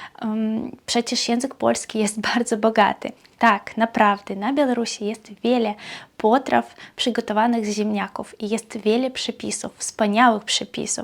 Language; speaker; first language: Polish; non-native, fluent; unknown